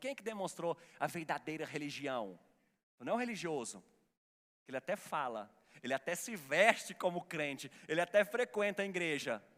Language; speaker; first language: Portuguese; native; Portuguese